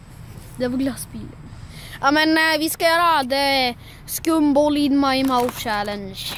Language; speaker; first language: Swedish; native; Swedish